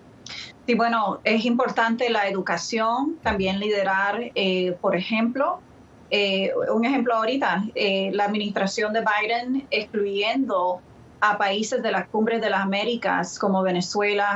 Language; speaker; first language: Spanish; early bilingual, other home language; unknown